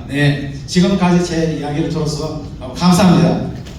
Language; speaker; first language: Korean; non-native, learner; Nepali